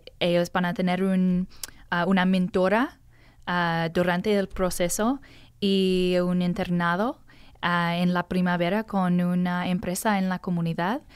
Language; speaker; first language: Spanish; non-native, learner; English